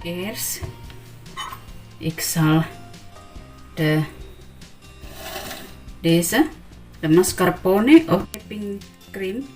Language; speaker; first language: Dutch; non-native, learner; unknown